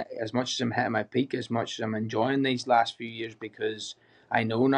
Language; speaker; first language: English; native; English